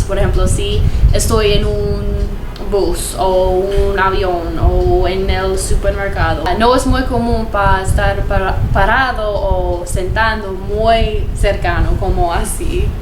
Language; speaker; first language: Spanish; non-native, learner; English